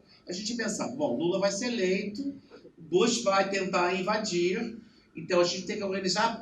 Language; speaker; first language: Portuguese; non-native, fluent; English